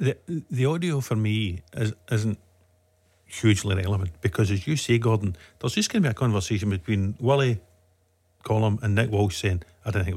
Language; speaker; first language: English; native; English